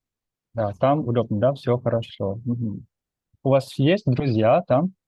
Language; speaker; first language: Russian; non-native, fluent; Indonesian